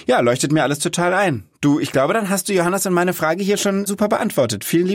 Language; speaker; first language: German; native; German